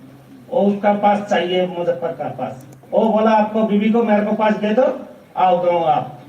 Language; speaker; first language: Hindi; non-native, local second language; Bangla